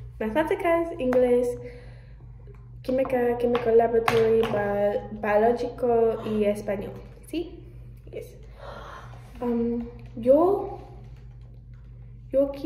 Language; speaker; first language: Spanish; non-native, learner; English